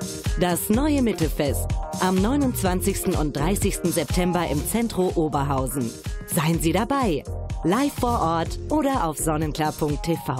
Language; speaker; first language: German; native; German